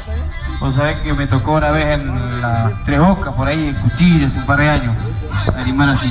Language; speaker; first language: Spanish; native; Spanish